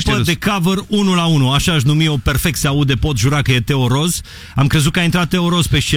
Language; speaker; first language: Romanian; native; Romanian